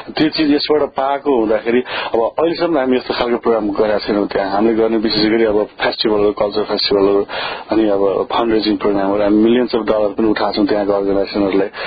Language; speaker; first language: Nepali; native; Nepali